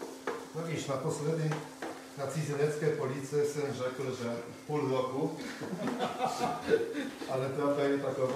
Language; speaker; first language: Czech; non-native, fluent; Polish